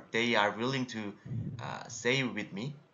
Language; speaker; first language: English; non-native, learner; Korean